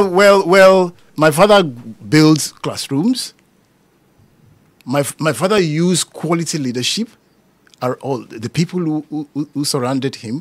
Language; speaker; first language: English; non-native, local second language; Yoruba